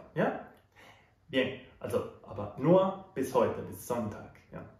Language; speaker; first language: German; non-native, fluent; Spanish